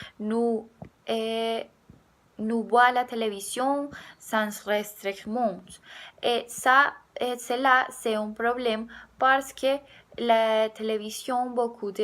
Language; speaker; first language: French; non-native, learner; Spanish